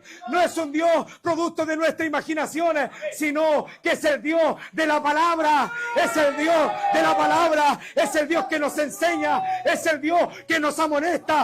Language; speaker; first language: Spanish; native; Spanish